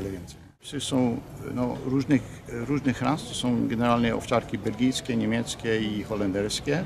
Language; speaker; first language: Polish; early bilingual, heritage; Polish